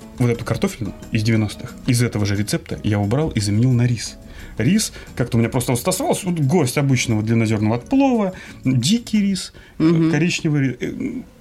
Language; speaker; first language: Russian; native; Russian